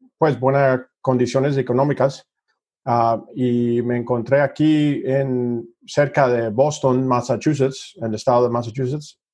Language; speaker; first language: Spanish; early bilingual, heritage; English